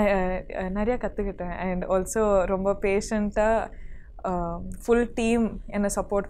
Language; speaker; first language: Tamil; non-native, learner; Kodava